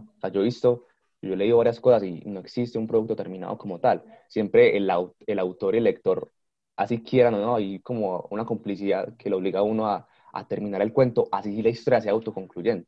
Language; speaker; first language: Spanish; native; Spanish